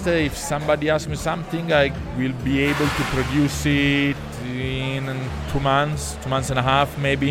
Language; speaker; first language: English; non-native, fluent; Italian